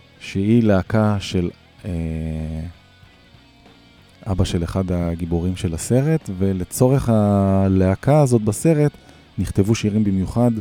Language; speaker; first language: Hebrew; native; Hebrew